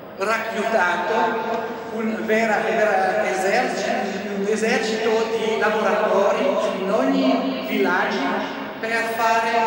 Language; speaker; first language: Italian; non-native, fluent; French